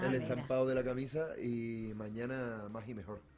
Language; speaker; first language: Spanish; native; Spanish